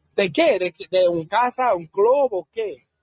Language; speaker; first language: Spanish; non-native, learner; English